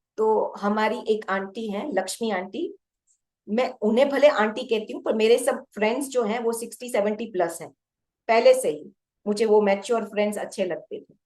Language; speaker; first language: Hindi; non-native, local second language; Gujarati